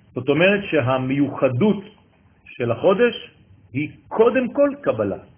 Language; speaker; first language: Hebrew; native; Hebrew